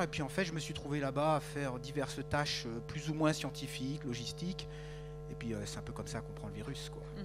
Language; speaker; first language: French; native; French